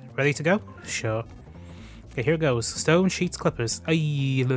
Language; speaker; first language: English; native; English